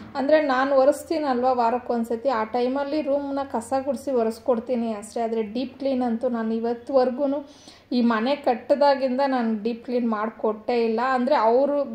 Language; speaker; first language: Kannada; non-native, local second language; Telugu